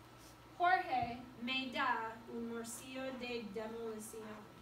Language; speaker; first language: Spanish; non-native, learner; English